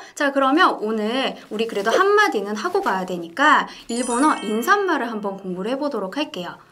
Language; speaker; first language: Korean; native; Korean